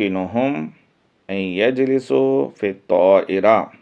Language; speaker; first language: Arabic; non-native, fluent; Urdu